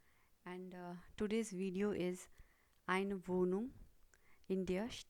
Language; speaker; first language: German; non-native, fluent; Hindi